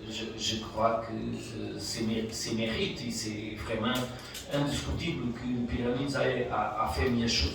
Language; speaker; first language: French; non-native, fluent; Portuguese